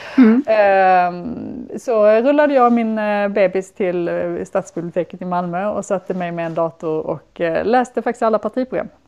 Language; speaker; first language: Swedish; native; Swedish